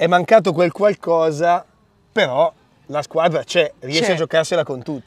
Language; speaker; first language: Italian; native; Italian